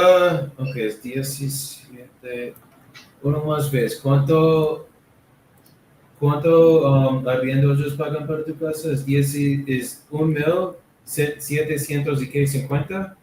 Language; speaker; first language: Spanish; non-native, learner; English